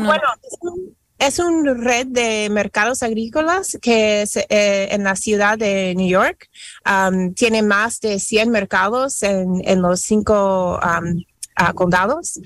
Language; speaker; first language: Spanish; non-native, fluent; English